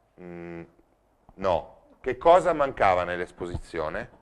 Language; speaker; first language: Italian; native; Italian